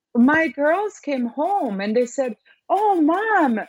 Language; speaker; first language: English; non-native, fluent; Serbian